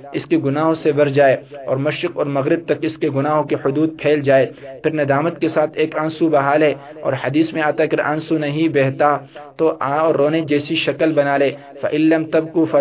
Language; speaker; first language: Urdu; native; Urdu